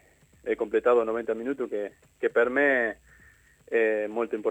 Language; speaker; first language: Italian; non-native, learner; Spanish